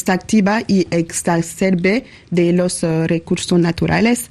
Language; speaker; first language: Spanish; non-native, learner; French